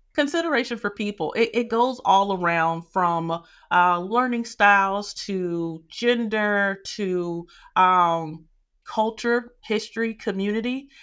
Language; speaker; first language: English; native; English